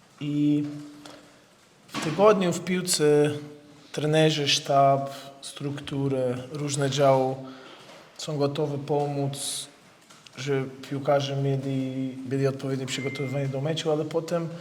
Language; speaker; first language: Polish; non-native, fluent; Portuguese